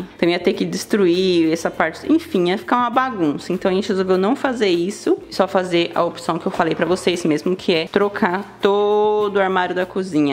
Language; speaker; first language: Portuguese; native; Portuguese